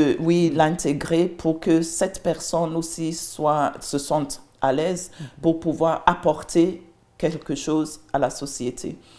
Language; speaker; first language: French; non-native, fluent; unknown